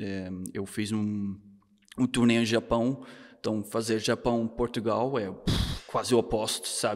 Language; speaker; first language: Portuguese; non-native, fluent; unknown